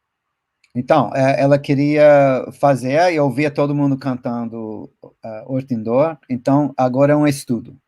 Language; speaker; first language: Portuguese; non-native, fluent; English